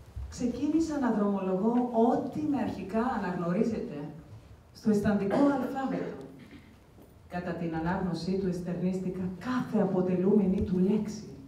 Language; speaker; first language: Greek; native; Greek